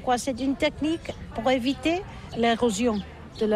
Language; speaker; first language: French; non-native, learner; Catalan